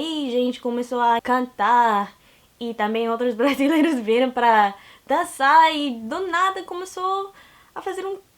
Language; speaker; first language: Portuguese; non-native, learner; English